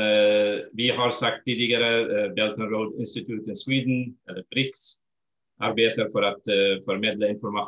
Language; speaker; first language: Swedish; non-native, fluent; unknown